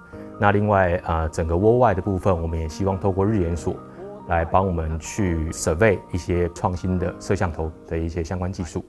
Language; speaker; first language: Chinese; native; Chinese